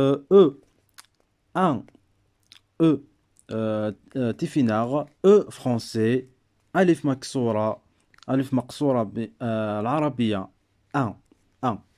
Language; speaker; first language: French; non-native, local second language; Berber languages